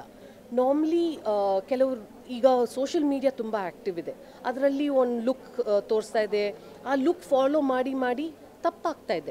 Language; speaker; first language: Kannada; non-native, fluent; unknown